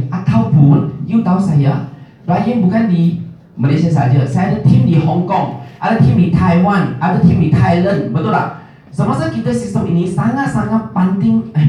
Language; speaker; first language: Malay; non-native, local second language; Min Nan Chinese